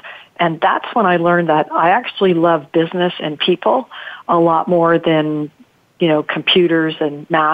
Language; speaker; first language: English; early bilingual, other home language; Italian